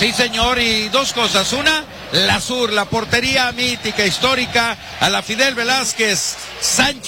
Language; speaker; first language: Spanish; native; Spanish